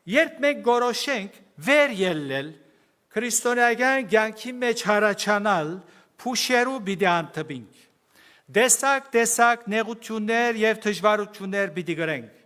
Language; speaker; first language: Armenian; early bilingual, heritage; Armenian